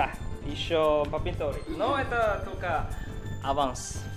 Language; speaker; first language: Russian; non-native, fluent; Chinese